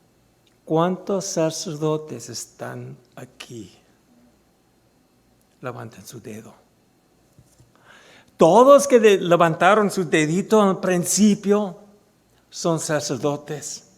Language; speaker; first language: Spanish; non-native, fluent; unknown